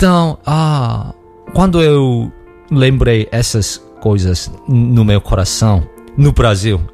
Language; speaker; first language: Portuguese; non-native, learner; Korean